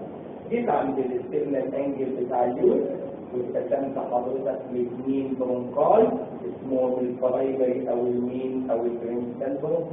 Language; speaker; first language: Arabic; native; Arabic